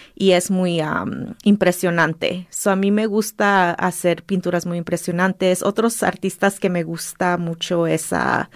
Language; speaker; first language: Spanish; early bilingual, heritage; Spanish